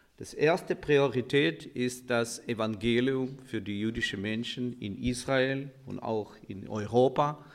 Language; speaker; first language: German; non-native, fluent; Russian